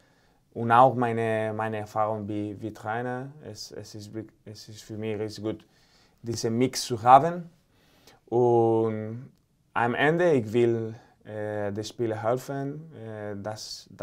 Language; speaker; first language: German; non-native, fluent; Spanish